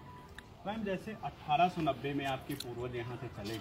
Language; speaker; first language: Hindi; native; Hindi